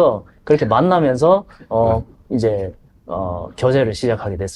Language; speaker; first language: Korean; native; Korean